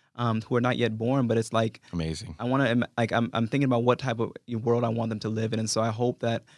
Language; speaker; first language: English; native; English